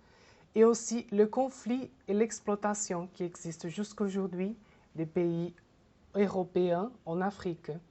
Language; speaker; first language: French; non-native, fluent; Portuguese